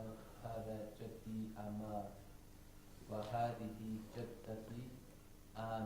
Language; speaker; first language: Arabic; non-native, learner; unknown